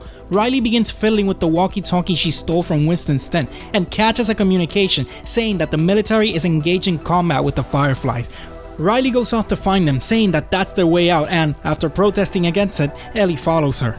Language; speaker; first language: English; native; English